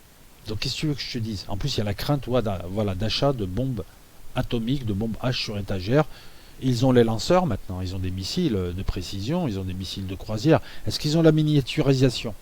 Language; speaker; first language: French; native; French